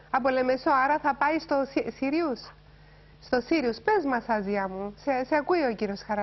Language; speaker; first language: Greek; native; Greek